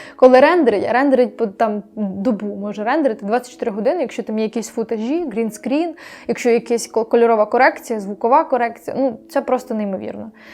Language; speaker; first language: Ukrainian; non-native, local second language; Russian